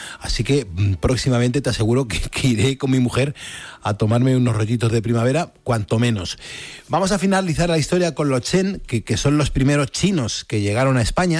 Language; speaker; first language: Spanish; native; Spanish